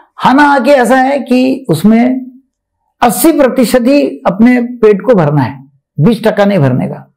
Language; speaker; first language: Hindi; non-native, local second language; Marathi